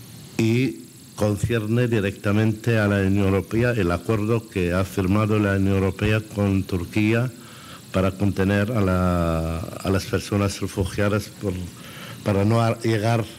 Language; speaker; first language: Spanish; non-native, fluent; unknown